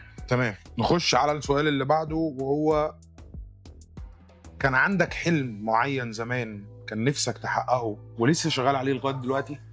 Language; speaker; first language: Arabic; native; Arabic